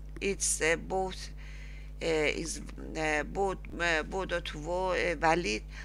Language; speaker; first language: English; non-native, learner; Persian